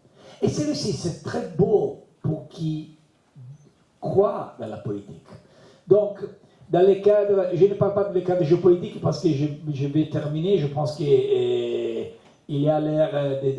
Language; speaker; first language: French; non-native, learner; Italian